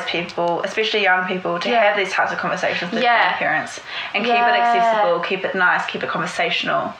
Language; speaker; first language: English; native; English